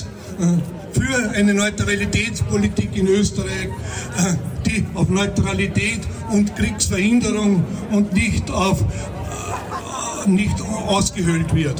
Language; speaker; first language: German; native; German